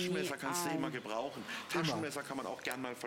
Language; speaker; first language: German; native; German